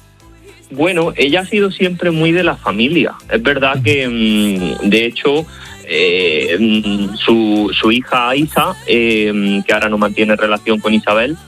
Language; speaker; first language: Spanish; native; Spanish